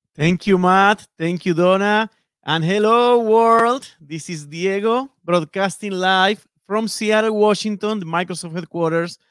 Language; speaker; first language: English; non-native, fluent; Spanish